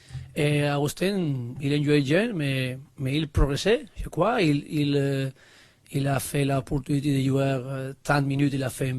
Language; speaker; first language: French; non-native, learner; Spanish